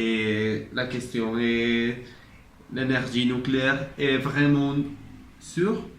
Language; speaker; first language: French; non-native, learner; Spanish